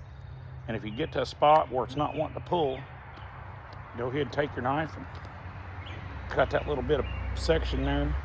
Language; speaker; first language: English; native; English